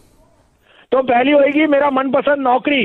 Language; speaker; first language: Hindi; native; Hindi